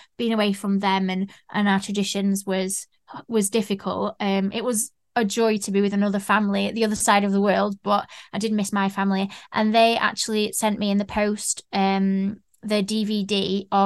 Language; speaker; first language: English; native; English